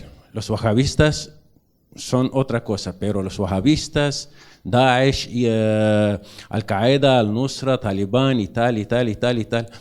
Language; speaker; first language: Spanish; non-native, learner; Arabic